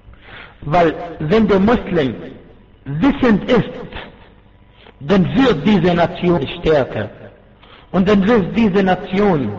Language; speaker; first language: German; non-native, fluent; Arabic